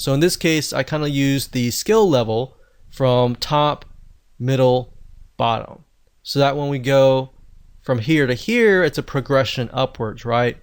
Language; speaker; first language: English; native; English